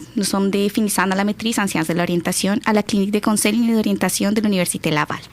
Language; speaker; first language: French; non-native, fluent; Spanish